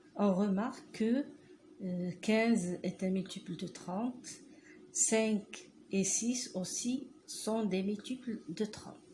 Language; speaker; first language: French; non-native, local second language; Arabic